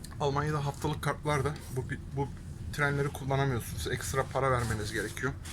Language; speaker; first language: Turkish; early bilingual, heritage; Turkish